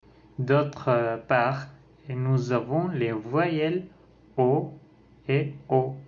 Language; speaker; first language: French; non-native, learner; Spanish